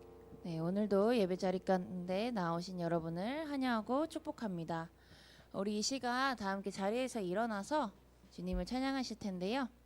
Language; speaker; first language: Korean; native; Korean